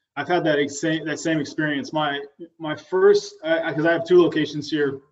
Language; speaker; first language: English; native; English